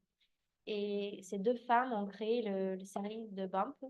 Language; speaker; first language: French; early bilingual, heritage; English